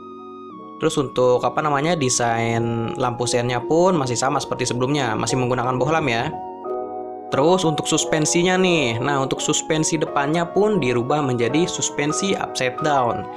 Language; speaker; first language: Indonesian; native; Indonesian